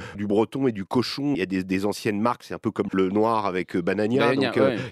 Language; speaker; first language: French; native; French